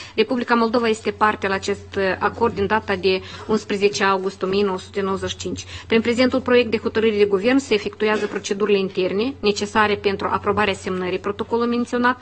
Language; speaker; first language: Romanian; native; Romanian